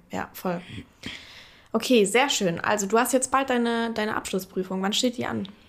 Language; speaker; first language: German; native; German